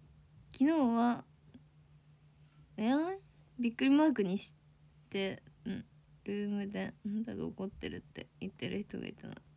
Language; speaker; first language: Japanese; native; Japanese